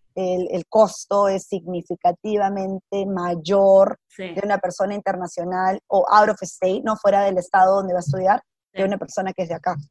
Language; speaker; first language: Spanish; native; Spanish